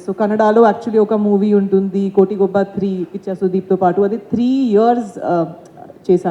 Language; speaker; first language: Telugu; non-native, learner; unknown